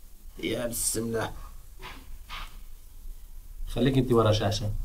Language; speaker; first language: Arabic; non-native, local second language; Kurdish